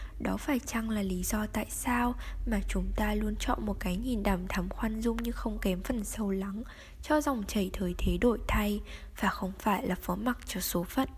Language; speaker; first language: Vietnamese; native; Vietnamese